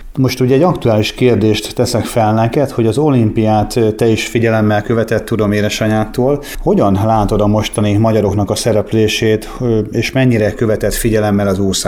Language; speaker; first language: Hungarian; native; Hungarian